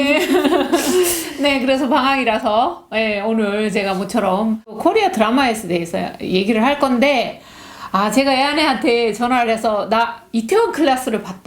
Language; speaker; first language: Korean; early bilingual, heritage; Korean